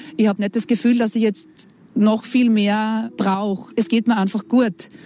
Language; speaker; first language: German; native; German